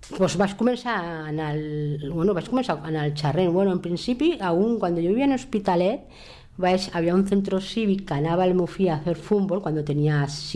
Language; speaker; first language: Catalan; non-native, local second language; Spanish